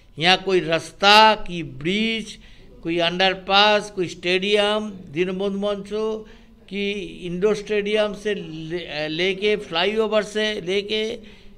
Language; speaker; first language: Hindi; non-native, local second language; Bangla